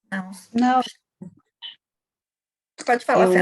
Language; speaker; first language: Portuguese; native; Portuguese